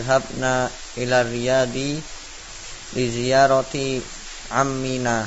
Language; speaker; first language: Arabic; non-native, learner; Indonesian